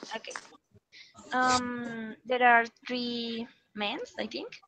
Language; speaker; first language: English; non-native, learner; Spanish